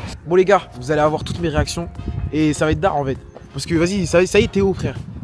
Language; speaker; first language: French; native; French